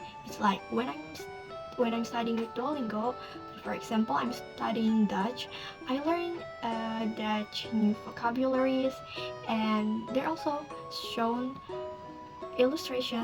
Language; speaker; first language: English; non-native, learner; Indonesian